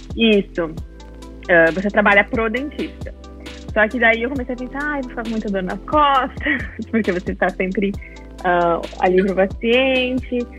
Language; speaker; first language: Portuguese; native; Portuguese